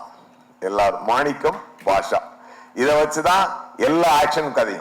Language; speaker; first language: Tamil; native; Tamil